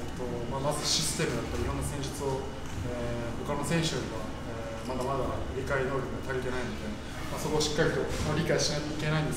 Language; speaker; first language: Japanese; native; Japanese